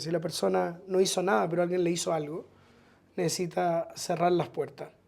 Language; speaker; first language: Spanish; native; Spanish